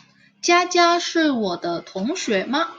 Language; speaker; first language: Chinese; non-native, fluent; Indonesian